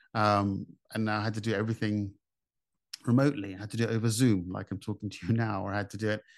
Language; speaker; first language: English; native; English